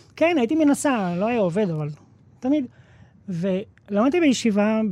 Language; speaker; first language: Hebrew; native; Hebrew